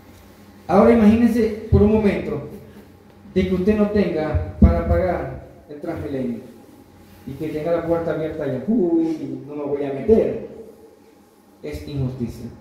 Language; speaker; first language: Spanish; native; Spanish